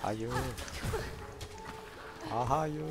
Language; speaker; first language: French; native; French